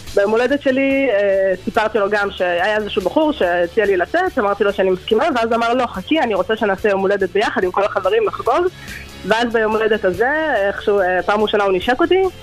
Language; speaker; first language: Hebrew; native; Hebrew